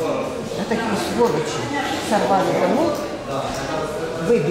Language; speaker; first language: Ukrainian; non-native, local second language; Russian